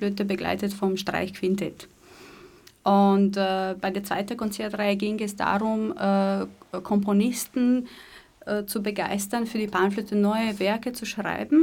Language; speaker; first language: German; native; German